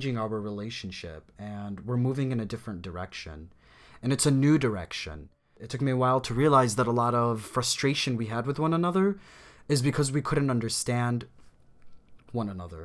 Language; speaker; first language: English; native; English